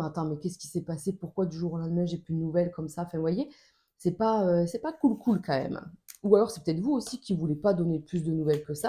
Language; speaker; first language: French; native; French